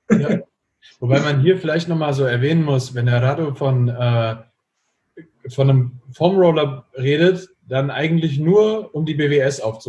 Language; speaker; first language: German; native; German